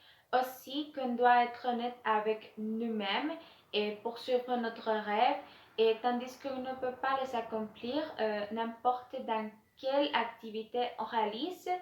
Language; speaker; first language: French; non-native, learner; Spanish